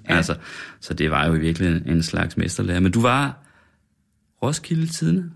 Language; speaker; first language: Danish; native; Danish